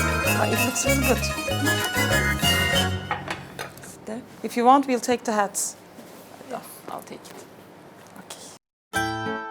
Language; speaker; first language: English; non-native, fluent; Turkish